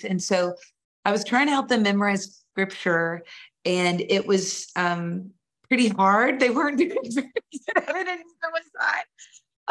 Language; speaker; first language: English; native; English